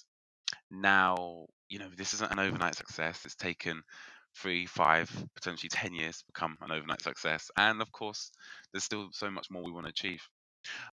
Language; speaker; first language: English; native; English